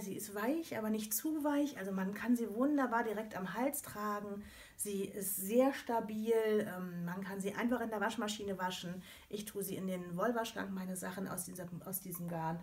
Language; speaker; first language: German; native; German